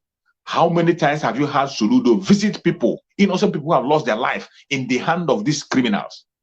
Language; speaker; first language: English; non-native, local second language; Igbo